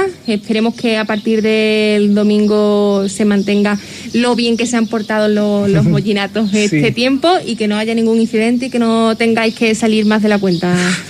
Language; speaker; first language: Spanish; native; Spanish